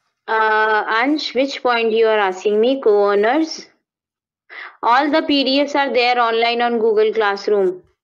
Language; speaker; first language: English; non-native, local second language; Hindi